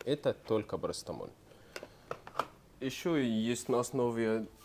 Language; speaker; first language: Russian; non-native, learner; Arabic